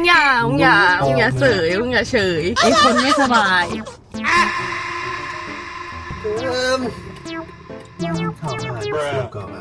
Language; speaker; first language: Thai; native; Thai